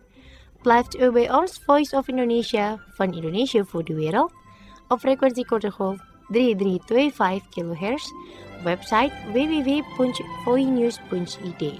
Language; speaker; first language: Dutch; non-native, fluent; Indonesian